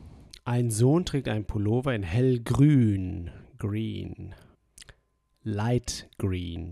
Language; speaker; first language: German; non-native, fluent; English